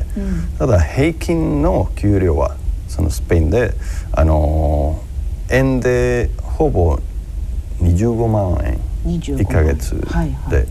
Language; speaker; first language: Japanese; non-native, fluent; Spanish